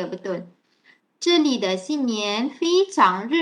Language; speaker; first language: Chinese; non-native, fluent; Malay